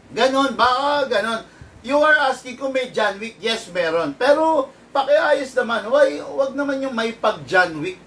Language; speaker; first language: Filipino; native; Filipino